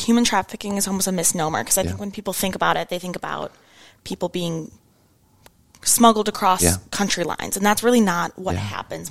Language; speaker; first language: English; native; English